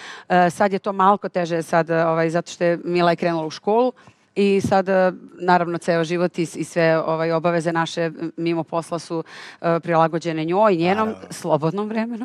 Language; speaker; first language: Bosnian; native; Bosnian